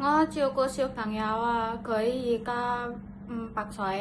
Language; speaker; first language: Cantonese; non-native, learner; Indonesian